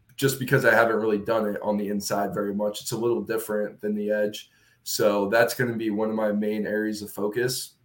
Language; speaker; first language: English; native; English